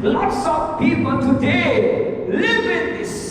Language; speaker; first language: English; non-native, local second language; Sinhala